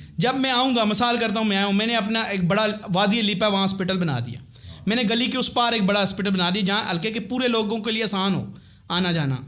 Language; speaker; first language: Urdu; non-native, local second language; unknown